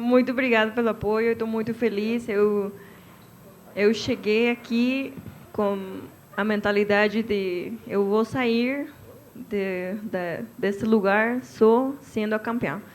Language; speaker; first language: Portuguese; non-native, fluent; Spanish